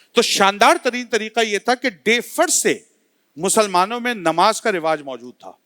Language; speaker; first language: Urdu; native; Urdu